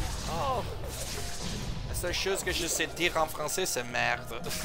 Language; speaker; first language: French; non-native, learner; Italian